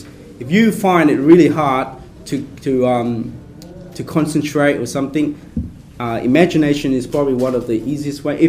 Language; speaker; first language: English; native; English